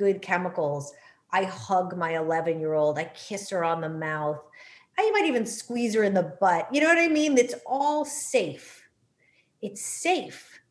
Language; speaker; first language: English; native; English